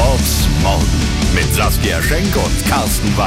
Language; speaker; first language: German; native; German